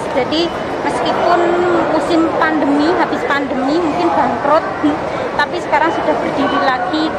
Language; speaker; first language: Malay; non-native, local second language; Javanese